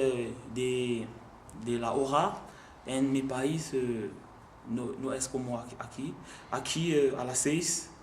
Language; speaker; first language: Spanish; non-native, learner; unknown